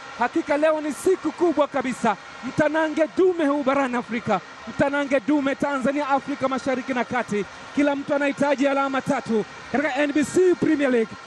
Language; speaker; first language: Swahili; native; Swahili